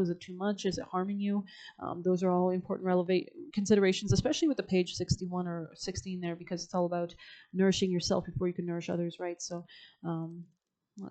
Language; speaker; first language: English; native; English